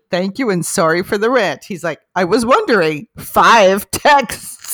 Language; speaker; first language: English; non-native, fluent; Portuguese